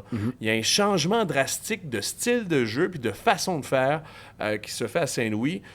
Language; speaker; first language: French; native; French